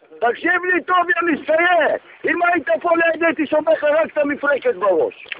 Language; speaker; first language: Hebrew; native; Hebrew